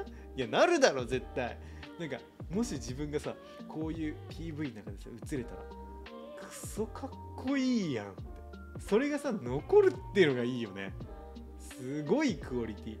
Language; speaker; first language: Japanese; native; Japanese